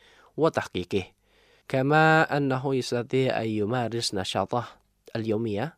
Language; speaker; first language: Arabic; non-native, fluent; Indonesian